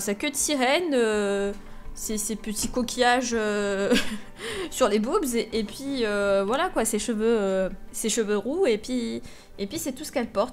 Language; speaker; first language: French; native; French